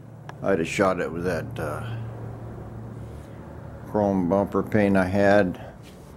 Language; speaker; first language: English; native; English